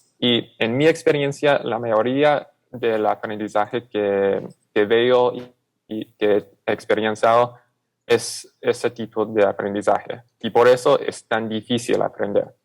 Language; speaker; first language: Spanish; non-native, fluent; English